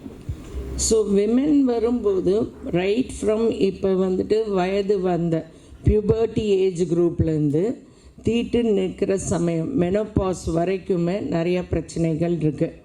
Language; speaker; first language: Tamil; native; Tamil